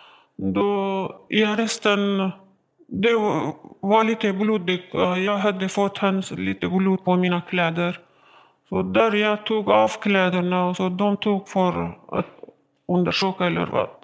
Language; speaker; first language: Swedish; non-native, learner; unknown